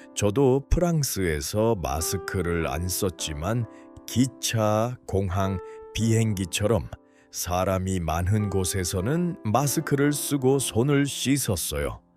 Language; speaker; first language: Korean; non-native, learner; Uzbek